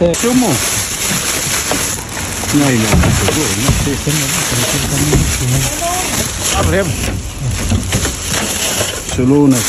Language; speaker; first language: Spanish; non-native, learner; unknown